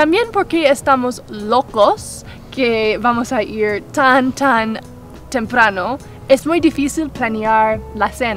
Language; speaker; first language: Spanish; non-native, learner; English